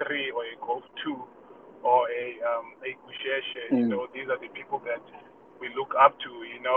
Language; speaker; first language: English; non-native, local second language; Xhosa